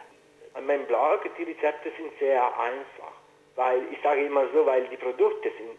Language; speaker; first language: German; non-native, fluent; Italian